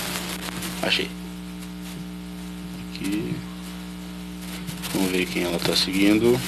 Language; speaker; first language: Portuguese; native; Portuguese